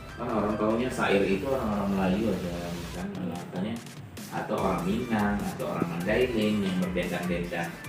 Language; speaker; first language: Indonesian; native; Indonesian